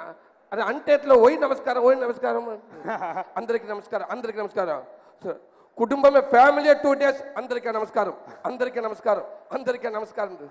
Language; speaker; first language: Telugu; non-native, learner; Tamil